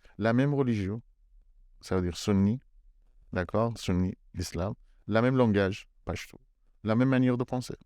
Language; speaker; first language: French; non-native, fluent; Persian